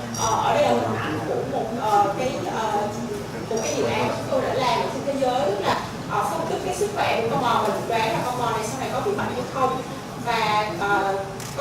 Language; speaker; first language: Vietnamese; native; Vietnamese